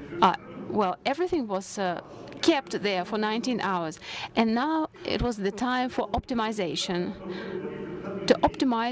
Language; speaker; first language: English; non-native, fluent; Russian